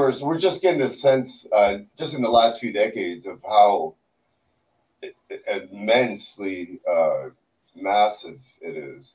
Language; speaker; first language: English; native; English